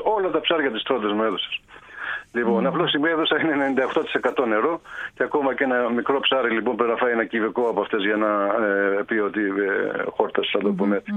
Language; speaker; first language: Greek; native; Greek